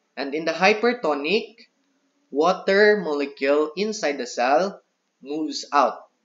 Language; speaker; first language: English; non-native, local second language; Cebuano